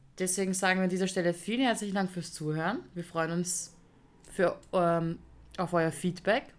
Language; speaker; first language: German; early bilingual, other home language; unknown